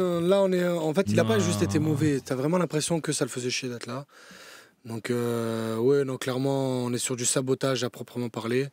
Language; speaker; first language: French; native; French